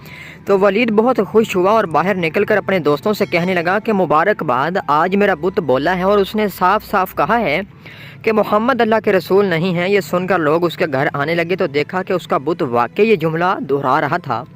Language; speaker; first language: Urdu; native; Urdu